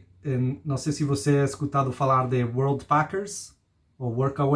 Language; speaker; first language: Portuguese; non-native, fluent; Spanish